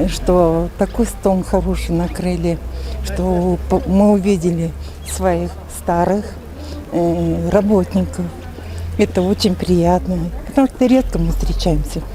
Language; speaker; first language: Russian; non-native, local second language; Kazakh